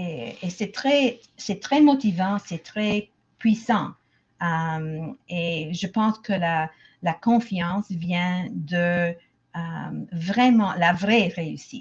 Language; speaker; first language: French; non-native, local second language; English